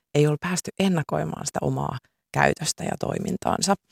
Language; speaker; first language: Finnish; native; Finnish